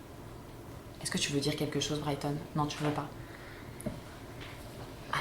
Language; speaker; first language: French; native; French